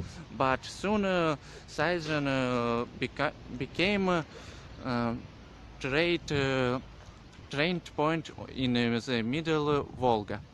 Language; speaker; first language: English; non-native, learner; Russian